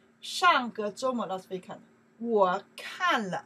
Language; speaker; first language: Chinese; non-native, learner; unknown